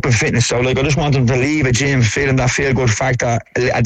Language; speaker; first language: English; native; English